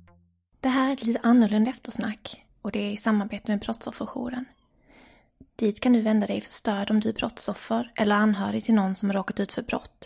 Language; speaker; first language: Swedish; native; Swedish